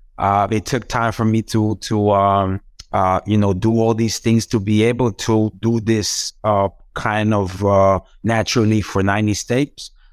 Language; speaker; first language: English; non-native, fluent; Croatian